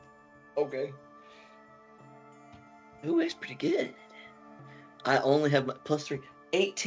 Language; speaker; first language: English; native; English